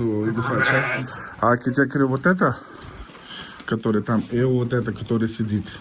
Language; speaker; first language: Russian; non-native, learner; Urdu